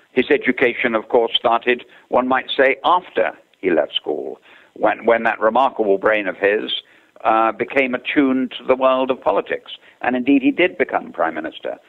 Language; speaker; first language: English; native; English